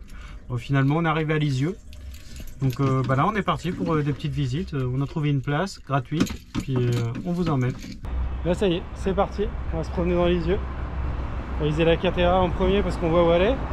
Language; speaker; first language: French; native; French